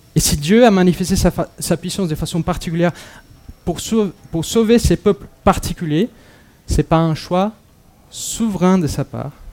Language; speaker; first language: French; non-native, fluent; Portuguese